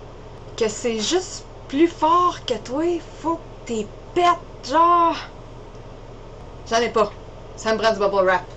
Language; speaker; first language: French; native; French